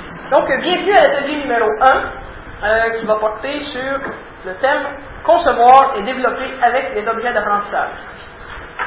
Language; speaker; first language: French; native; French